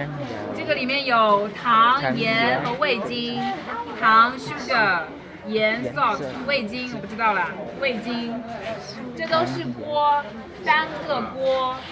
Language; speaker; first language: Chinese; non-native, fluent; Hmong